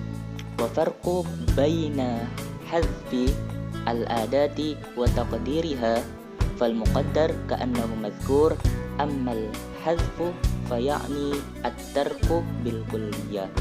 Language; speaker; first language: Arabic; non-native, learner; Indonesian